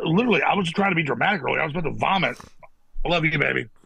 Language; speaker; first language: English; native; English